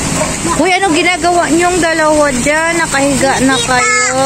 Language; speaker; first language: Filipino; native; Filipino